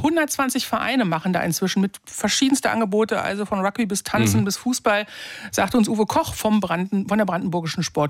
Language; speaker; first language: German; native; German